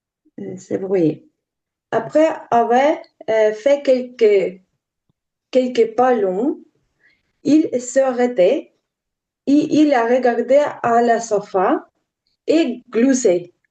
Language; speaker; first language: French; non-native, learner; Ukrainian